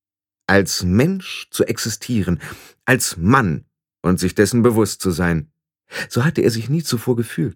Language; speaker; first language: German; native; German